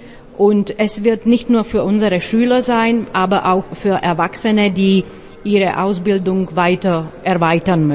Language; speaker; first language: German; non-native, fluent; Slovak